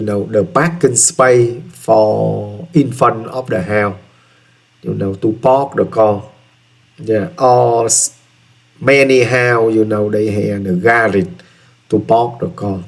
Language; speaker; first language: English; non-native, learner; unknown